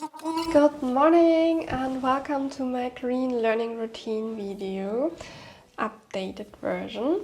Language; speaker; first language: English; non-native, fluent; German